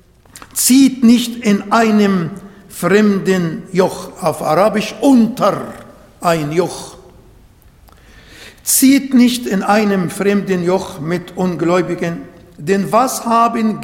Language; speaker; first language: German; non-native, learner; Arabic